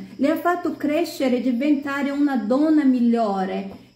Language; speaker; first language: Italian; non-native, fluent; Portuguese